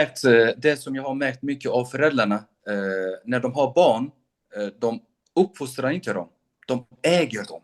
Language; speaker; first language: Swedish; non-native, local second language; Kurdish